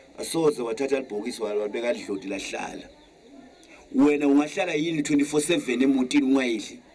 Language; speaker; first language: Zulu; native; Zulu